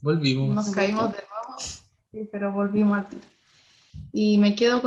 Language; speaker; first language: Spanish; native; Spanish